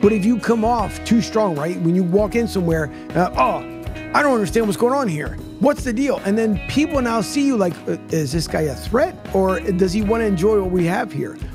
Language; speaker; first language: English; early bilingual, other home language; Spanish